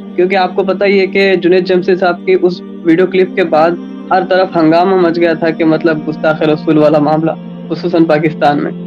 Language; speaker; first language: Urdu; native; Urdu